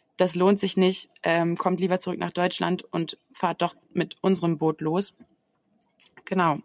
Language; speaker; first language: German; native; German